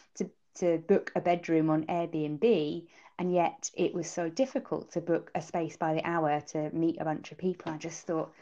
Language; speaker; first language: English; native; English